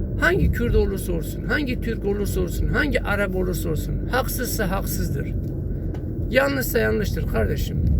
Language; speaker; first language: Turkish; non-native, local second language; Kurdish